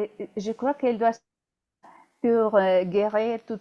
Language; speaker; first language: French; non-native, fluent; Spanish